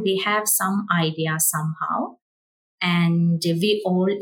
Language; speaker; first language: English; non-native, local second language; Malayalam